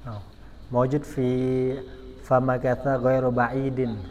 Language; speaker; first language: Arabic; non-native, fluent; Indonesian